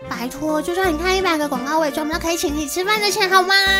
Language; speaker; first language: Chinese; native; Chinese